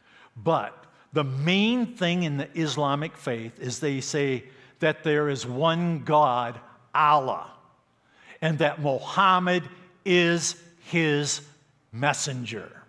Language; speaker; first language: English; native; English